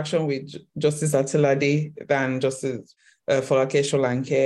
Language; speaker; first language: English; non-native, local second language; Yoruba